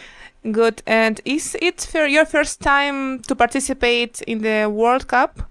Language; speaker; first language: English; non-native, learner; Ukrainian